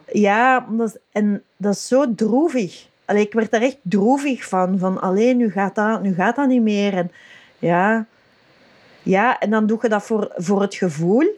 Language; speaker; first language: Dutch; native; Dutch